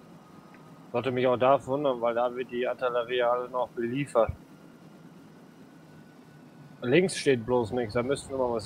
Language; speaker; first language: German; native; German